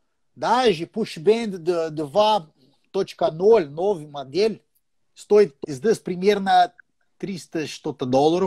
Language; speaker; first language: Russian; non-native, learner; English